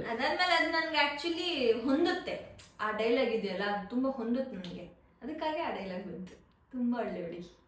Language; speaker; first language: Kannada; native; Kannada